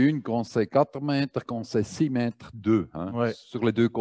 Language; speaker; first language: French; non-native, fluent; German